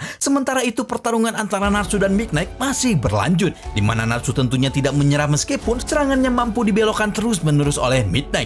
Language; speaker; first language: Indonesian; native; Indonesian